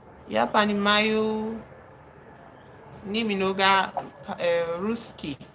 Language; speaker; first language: Russian; non-native, learner; English